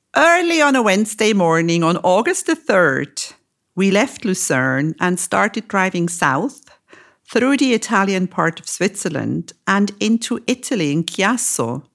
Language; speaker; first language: English; non-native, fluent; German